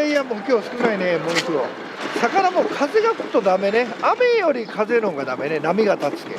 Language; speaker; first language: Japanese; native; Japanese